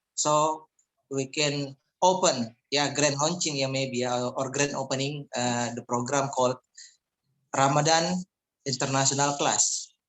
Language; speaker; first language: English; non-native, fluent; Indonesian